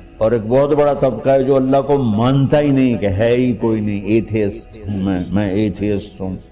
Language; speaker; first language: Urdu; non-native, local second language; Punjabi